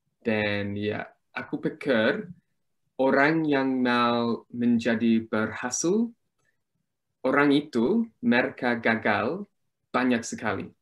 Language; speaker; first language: Indonesian; non-native, learner; English